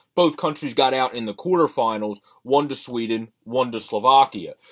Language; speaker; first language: English; native; English